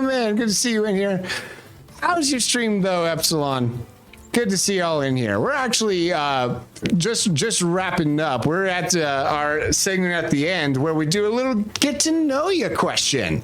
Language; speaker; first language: English; native; English